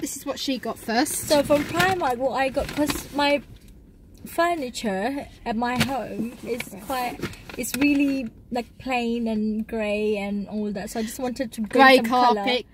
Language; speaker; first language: English; native; English